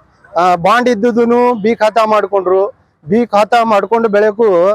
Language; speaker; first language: Kannada; native; Kannada